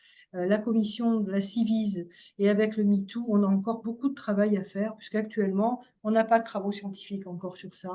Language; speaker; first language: French; native; French